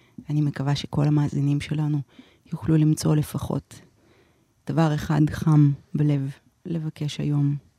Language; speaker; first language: Hebrew; non-native, fluent; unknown